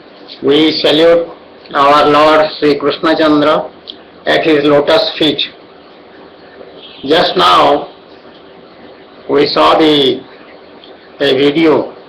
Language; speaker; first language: English; non-native, local second language; Odia